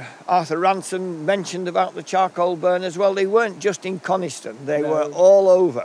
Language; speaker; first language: English; native; English